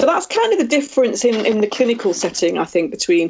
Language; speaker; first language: English; native; English